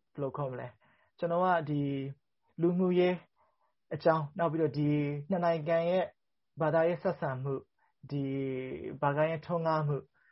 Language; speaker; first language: Burmese; native; Burmese